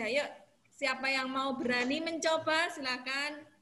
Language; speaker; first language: Indonesian; native; Indonesian